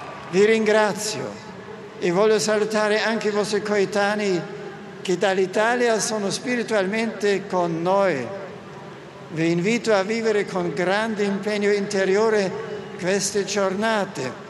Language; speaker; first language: Italian; non-native, fluent; German